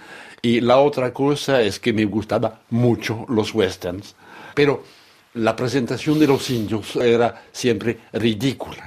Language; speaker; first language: Spanish; non-native, fluent; French